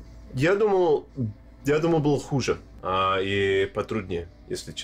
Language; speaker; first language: Russian; non-native, learner; English